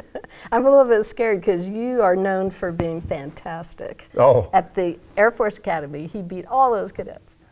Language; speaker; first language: English; native; English